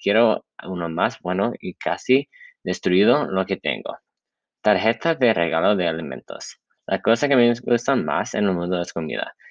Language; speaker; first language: Spanish; non-native, learner; English